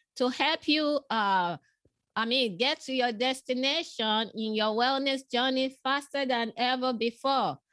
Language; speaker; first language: English; non-native, local second language; Yoruba